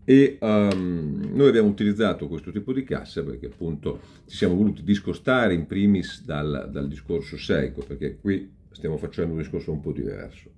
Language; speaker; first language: Italian; native; Italian